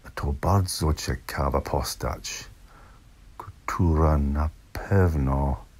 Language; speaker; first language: Polish; non-native, learner; English